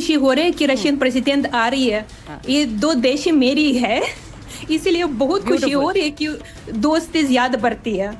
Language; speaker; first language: Hindi; non-native, learner; Russian